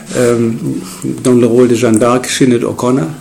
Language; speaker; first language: French; non-native, learner; German